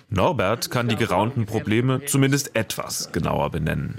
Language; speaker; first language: German; native; German